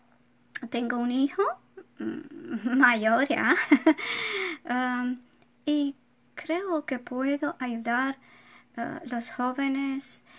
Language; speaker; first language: Spanish; non-native, fluent; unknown